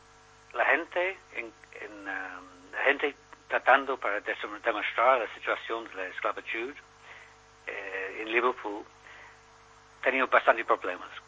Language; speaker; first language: Spanish; non-native, learner; English